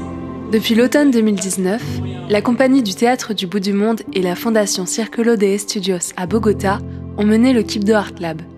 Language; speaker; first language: French; native; French